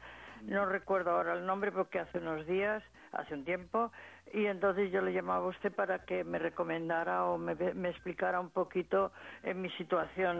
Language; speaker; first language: Spanish; native; Spanish